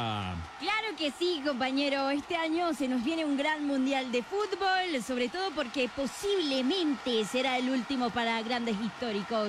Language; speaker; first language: Spanish; native; Spanish